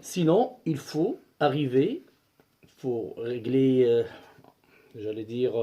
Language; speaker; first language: French; non-native, local second language; Arabic